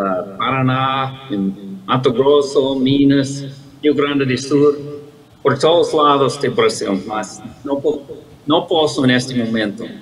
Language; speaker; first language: Portuguese; non-native, fluent; English